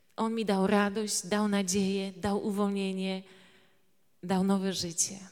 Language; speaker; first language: Polish; native; Polish